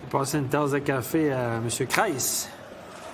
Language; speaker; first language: French; native; French